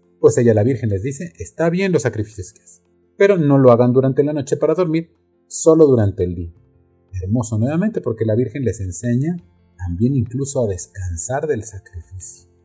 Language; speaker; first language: Spanish; native; Spanish